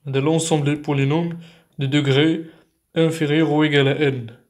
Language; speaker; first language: French; non-native, local second language; Arabic